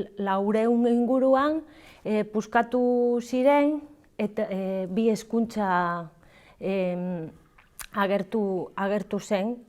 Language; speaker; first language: Basque; non-native, learner; Galician